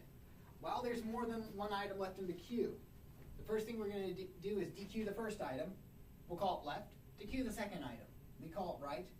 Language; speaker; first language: English; native; English